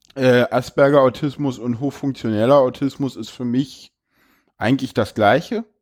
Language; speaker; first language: German; native; German